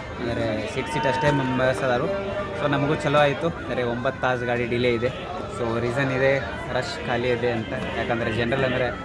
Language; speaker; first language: Kannada; non-native, local second language; Hindi